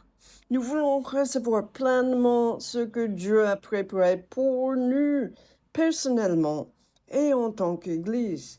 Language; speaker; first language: French; non-native, fluent; English